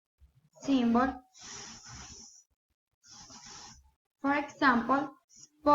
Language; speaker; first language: English; non-native, learner; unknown